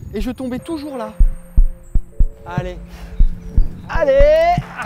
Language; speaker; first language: French; native; French